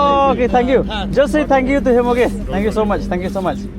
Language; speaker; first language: English; non-native, local second language; Khasi